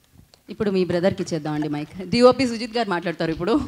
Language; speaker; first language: Telugu; native; Telugu